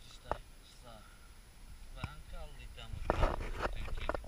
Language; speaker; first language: Finnish; non-native, fluent; Central Kurdish